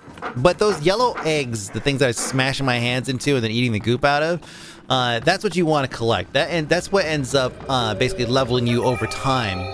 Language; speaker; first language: English; native; English